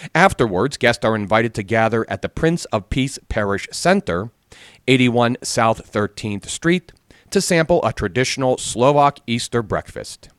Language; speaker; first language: English; native; English